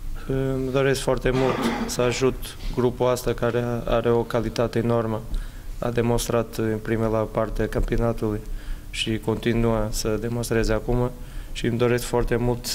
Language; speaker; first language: Romanian; non-native, fluent; Portuguese